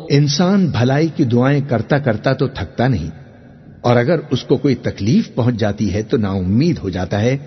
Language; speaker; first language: Urdu; native; Urdu